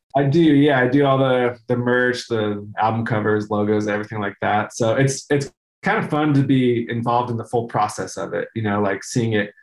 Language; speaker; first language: English; native; English